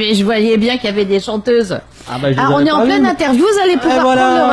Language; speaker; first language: French; native; French